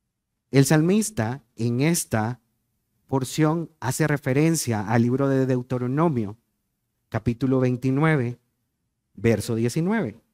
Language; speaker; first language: Spanish; native; Spanish